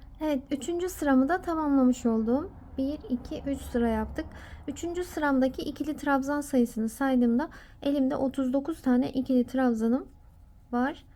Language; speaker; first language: Turkish; native; Turkish